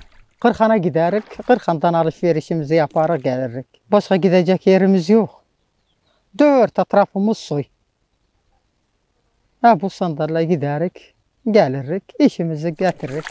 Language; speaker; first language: Turkish; non-native, local second language; Arabic